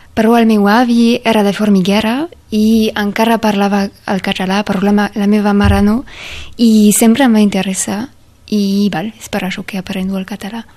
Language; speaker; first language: Catalan; non-native, learner; German